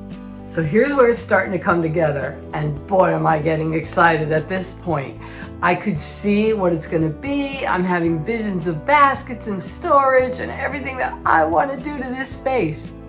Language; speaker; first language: English; native; English